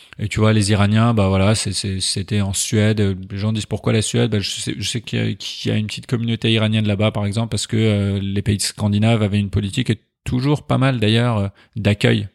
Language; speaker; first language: French; early bilingual, other home language; Persian